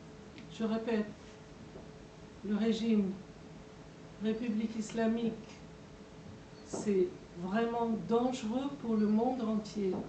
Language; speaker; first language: French; non-native, fluent; Persian